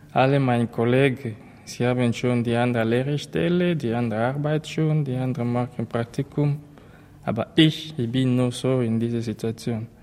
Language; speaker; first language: German; non-native, learner; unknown